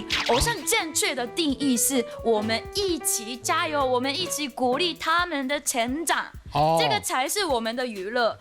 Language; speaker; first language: Chinese; non-native, fluent; Japanese